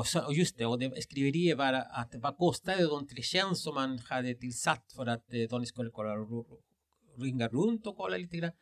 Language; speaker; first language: Swedish; non-native, fluent; Spanish